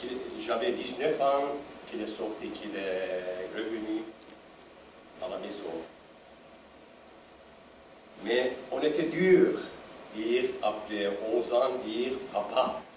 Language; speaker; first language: French; non-native, learner; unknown